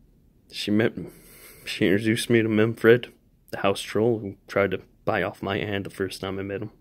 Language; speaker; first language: English; native; English